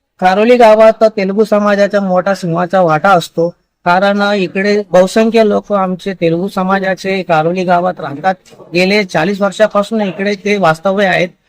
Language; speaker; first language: Marathi; non-native, local second language; Telugu